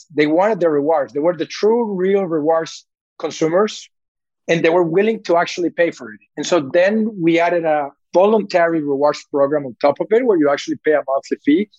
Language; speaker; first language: English; early bilingual, other home language; Spanish